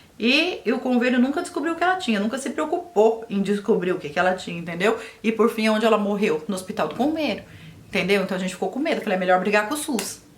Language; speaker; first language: Portuguese; native; Portuguese